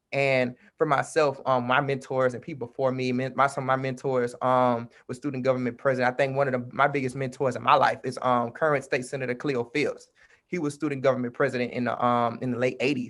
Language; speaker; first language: English; native; English